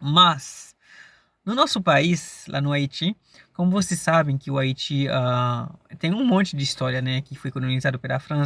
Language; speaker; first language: Portuguese; non-native, fluent; Haitian Creole